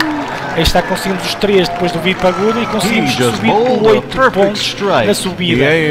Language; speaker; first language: Portuguese; native; Portuguese